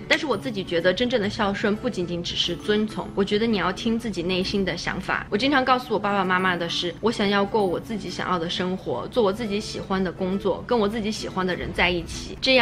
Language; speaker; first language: Chinese; native; Chinese